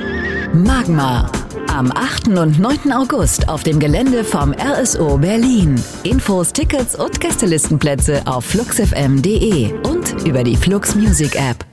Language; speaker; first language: German; native; German